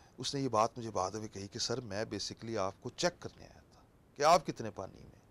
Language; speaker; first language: Urdu; non-native, local second language; Punjabi